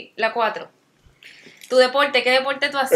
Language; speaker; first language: Spanish; native; Spanish